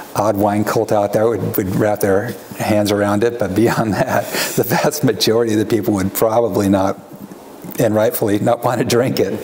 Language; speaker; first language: English; native; English